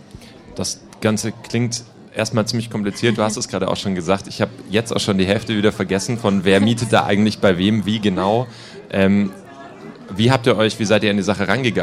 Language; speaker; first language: German; native; German